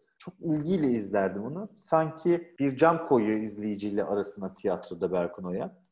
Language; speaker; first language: Turkish; native; Turkish